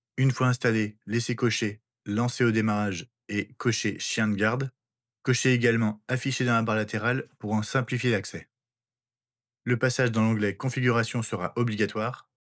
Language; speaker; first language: French; native; French